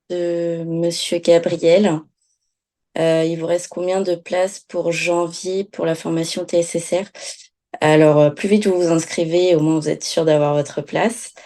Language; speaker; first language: French; native; French